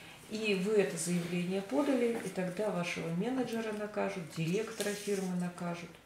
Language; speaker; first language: Russian; native; Russian